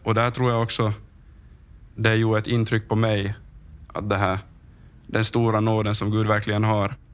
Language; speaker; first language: Swedish; native; Swedish